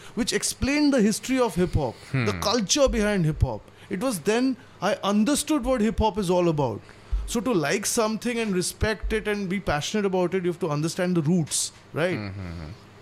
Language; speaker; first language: English; non-native, local second language; Bangla